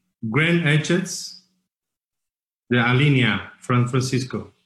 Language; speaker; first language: English; non-native, learner; Italian